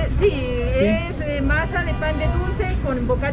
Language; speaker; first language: Spanish; non-native, learner; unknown